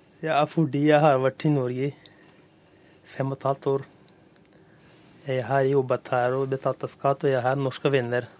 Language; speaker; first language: Norwegian; non-native, fluent; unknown